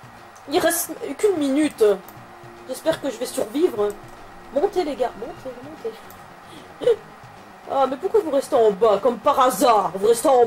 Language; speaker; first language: French; native; French